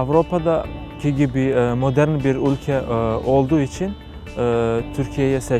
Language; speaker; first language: Turkish; non-native, fluent; Serbian